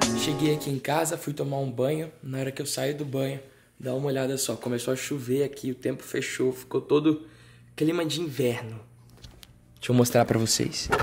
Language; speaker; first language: Portuguese; native; Portuguese